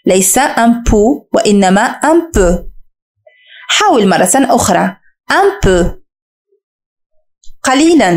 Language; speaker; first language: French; non-native, fluent; Arabic